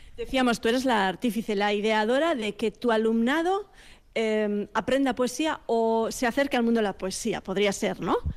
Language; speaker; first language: Spanish; native; Spanish